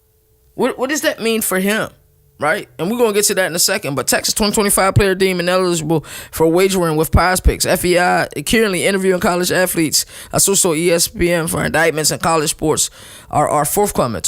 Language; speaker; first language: English; native; English